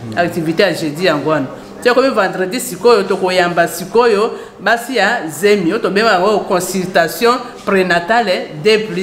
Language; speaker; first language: Lingala; native; Lingala